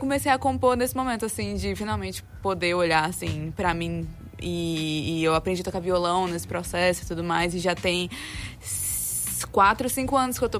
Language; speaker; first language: Portuguese; native; Portuguese